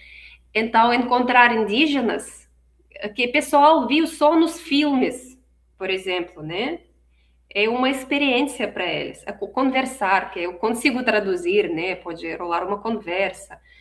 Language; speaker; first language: Portuguese; non-native, fluent; Russian